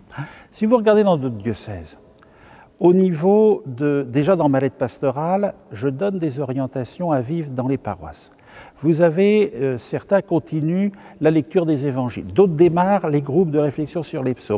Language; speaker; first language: French; native; French